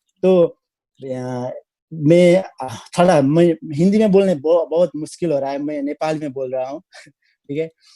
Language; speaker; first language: Hindi; non-native, learner; Nepali